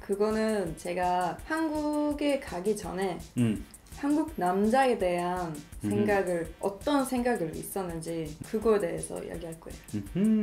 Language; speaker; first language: Korean; non-native, fluent; Swedish